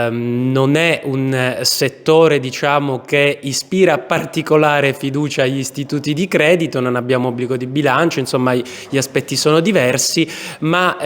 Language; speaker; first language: Italian; native; Italian